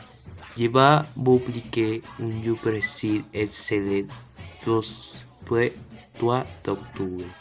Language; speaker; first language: French; non-native, learner; Spanish